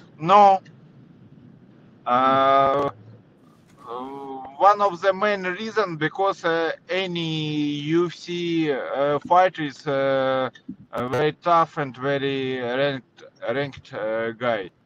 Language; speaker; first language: English; non-native, learner; Russian